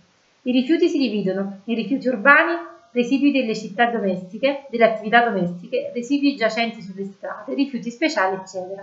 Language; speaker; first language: Italian; native; Italian